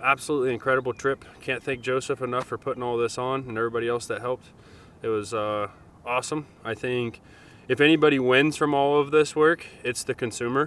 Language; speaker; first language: English; native; English